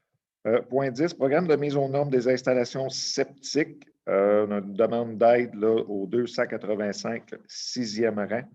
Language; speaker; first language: French; native; French